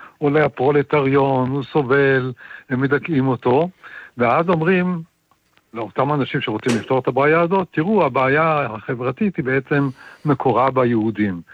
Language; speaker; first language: Hebrew; native; Hebrew